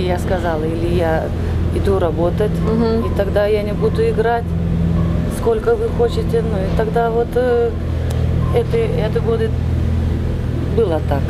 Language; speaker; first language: Russian; non-native, learner; Lithuanian